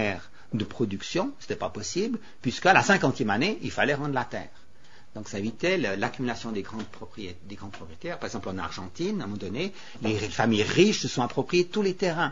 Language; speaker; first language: French; native; French